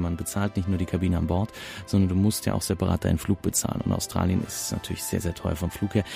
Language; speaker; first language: German; native; German